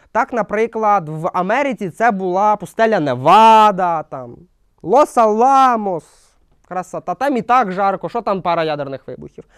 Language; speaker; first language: Ukrainian; non-native, local second language; Russian